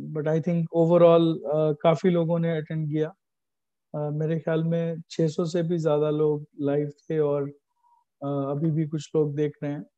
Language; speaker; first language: Hindi; native; Hindi